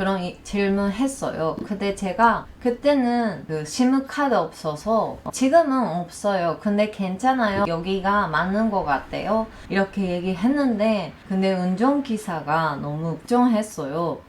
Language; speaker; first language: Korean; non-native, learner; Japanese